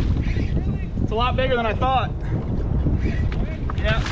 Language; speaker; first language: English; native; English